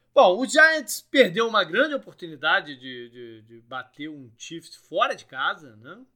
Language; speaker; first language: Portuguese; native; Portuguese